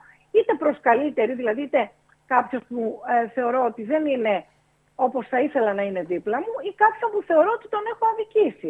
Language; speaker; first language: Greek; native; Greek